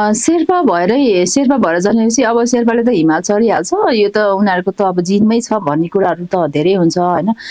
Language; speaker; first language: Nepali; non-native, local second language; Sherpa